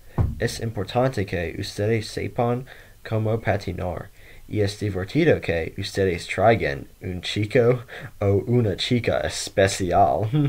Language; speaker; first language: Spanish; non-native, learner; English